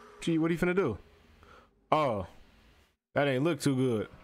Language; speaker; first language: English; native; English